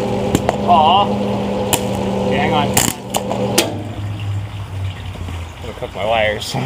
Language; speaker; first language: English; native; English